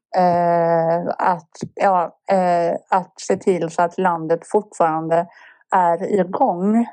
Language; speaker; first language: Swedish; non-native, fluent; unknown